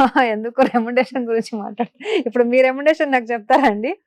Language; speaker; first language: Telugu; non-native, local second language; Kannada